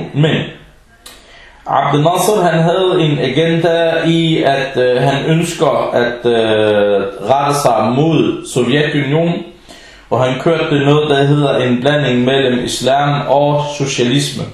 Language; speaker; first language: Danish; early bilingual, other home language; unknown